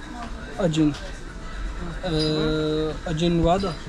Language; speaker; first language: Russian; non-native, learner; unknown